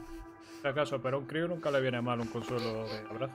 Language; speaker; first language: Spanish; native; Spanish